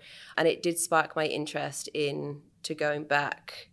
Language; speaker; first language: English; native; English